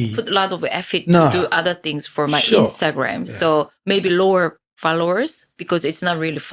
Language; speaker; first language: English; non-native, fluent; Korean